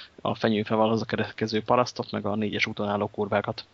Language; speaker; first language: Hungarian; native; Hungarian